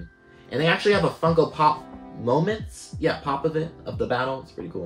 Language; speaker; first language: English; native; English